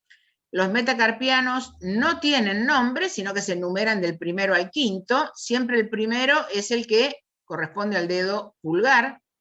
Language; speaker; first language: Spanish; native; Spanish